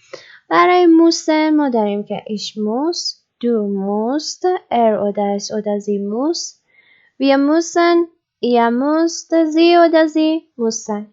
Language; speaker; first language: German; non-native, learner; Persian